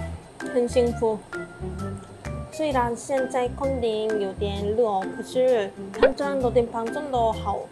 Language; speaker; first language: Chinese; non-native, fluent; Korean